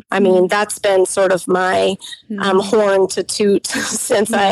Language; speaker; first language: English; native; English